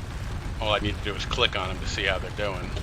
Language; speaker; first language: English; native; English